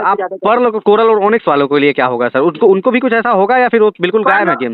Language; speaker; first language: Hindi; native; Hindi